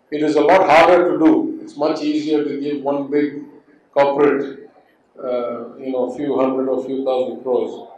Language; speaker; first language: English; non-native, local second language; Tamil